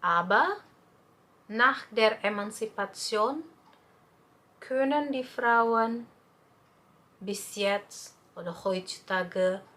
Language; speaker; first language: German; non-native, fluent; Indonesian